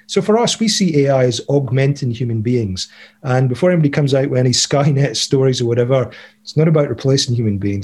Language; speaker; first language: English; native; English